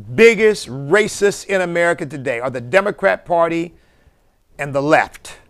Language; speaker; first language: English; native; English